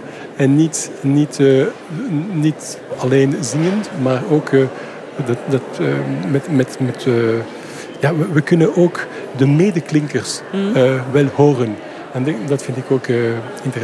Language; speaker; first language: Dutch; non-native, fluent; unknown